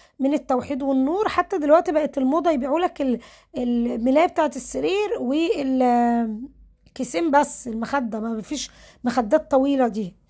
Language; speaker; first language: Arabic; native; Arabic